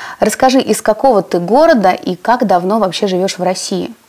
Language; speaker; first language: Russian; native; Russian